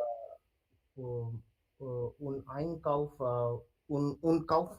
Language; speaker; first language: German; non-native, learner; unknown